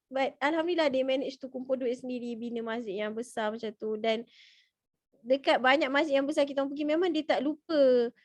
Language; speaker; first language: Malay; native; Malay